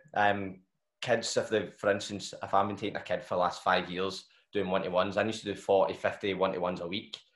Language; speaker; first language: English; native; English